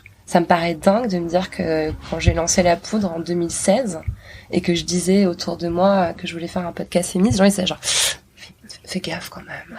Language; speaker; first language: French; native; French